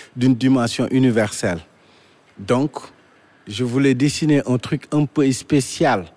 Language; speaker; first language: French; non-native, local second language; Wolof